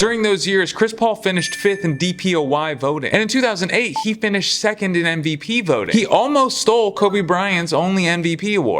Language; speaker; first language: English; native; English